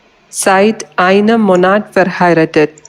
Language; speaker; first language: German; non-native, learner; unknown